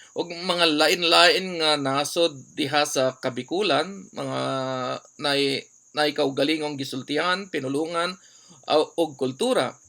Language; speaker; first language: Cebuano; non-native, local second language; Pampanga